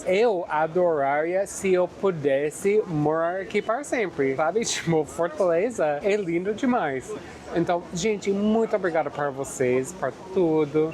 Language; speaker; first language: Portuguese; non-native, fluent; English